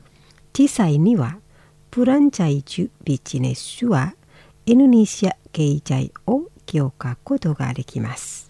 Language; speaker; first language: Japanese; non-native, fluent; Indonesian